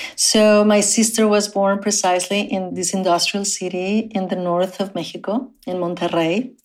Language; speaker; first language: English; non-native, fluent; Spanish